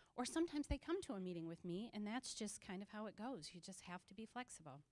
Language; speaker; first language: English; native; English